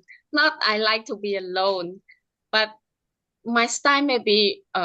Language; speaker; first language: English; non-native, learner; Khmer